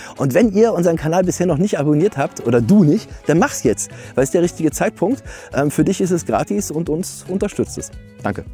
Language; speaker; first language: German; native; German